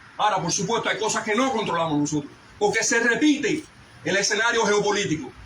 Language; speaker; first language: Spanish; early bilingual, heritage; Spanish